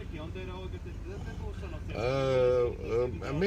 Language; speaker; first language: Finnish; native; Finnish